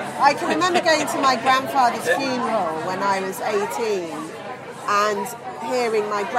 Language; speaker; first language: English; native; English